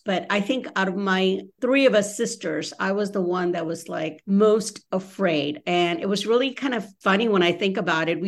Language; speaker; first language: English; early bilingual, other home language; Bangla